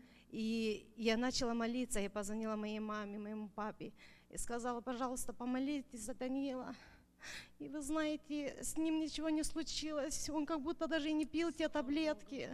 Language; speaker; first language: Russian; non-native, local second language; Romanian